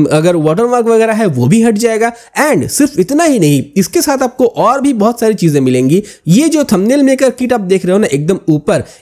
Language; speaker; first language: Hindi; non-native, local second language; Bangla